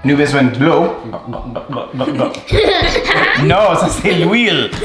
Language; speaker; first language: Haitian Creole; non-native, learner; English